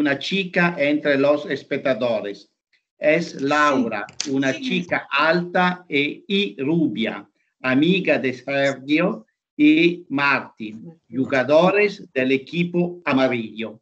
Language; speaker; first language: Spanish; non-native, learner; Italian